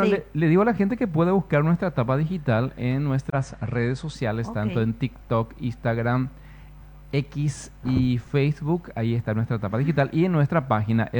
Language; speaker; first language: Spanish; native; Spanish